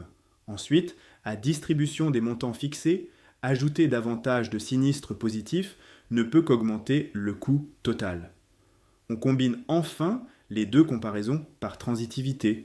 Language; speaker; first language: French; native; French